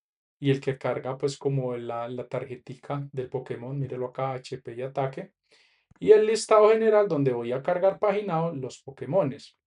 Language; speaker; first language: Spanish; native; Spanish